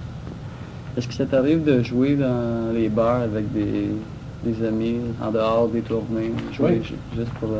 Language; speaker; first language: French; native; French